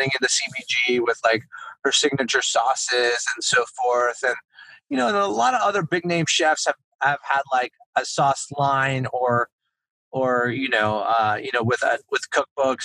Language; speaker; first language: English; native; English